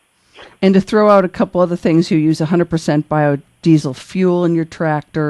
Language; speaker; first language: English; native; English